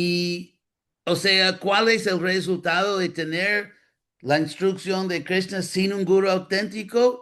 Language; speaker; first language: Spanish; non-native, fluent; English